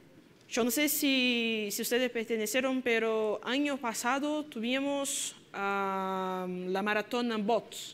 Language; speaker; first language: Spanish; non-native, fluent; Portuguese